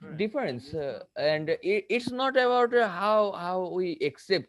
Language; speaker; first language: English; non-native, local second language; Bangla